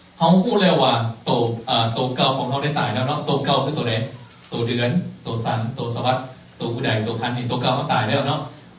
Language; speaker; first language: Thai; non-native, local second language; Lao